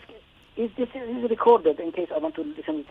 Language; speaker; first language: English; non-native, fluent; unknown